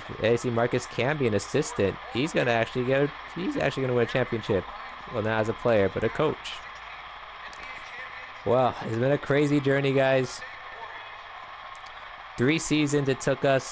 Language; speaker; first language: English; native; English